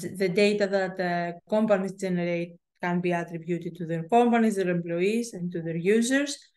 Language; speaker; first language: English; non-native, fluent; Greek